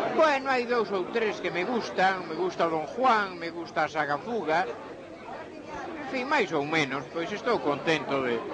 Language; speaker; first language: Galician; non-native, local second language; Spanish